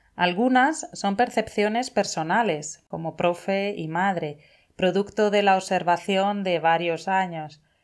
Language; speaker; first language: Spanish; native; Spanish